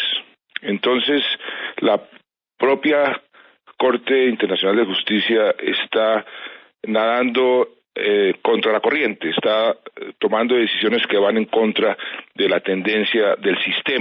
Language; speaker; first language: Spanish; native; Spanish